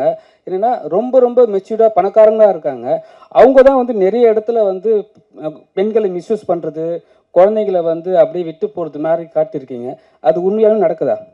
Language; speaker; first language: Tamil; native; Tamil